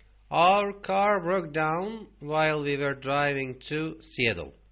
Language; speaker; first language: English; non-native, fluent; Turkish